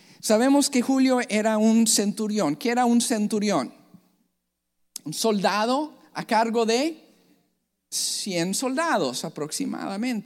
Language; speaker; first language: Spanish; native; Spanish